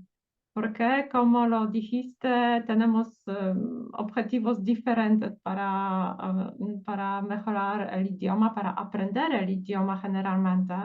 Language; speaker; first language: Spanish; non-native, fluent; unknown